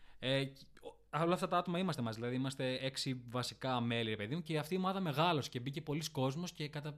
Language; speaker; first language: Greek; native; Greek